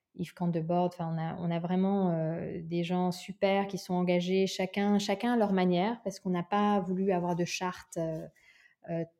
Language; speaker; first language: French; native; French